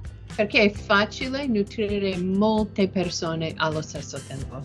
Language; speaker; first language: Italian; non-native, learner; English